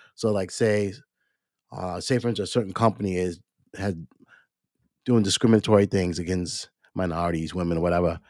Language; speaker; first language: English; native; English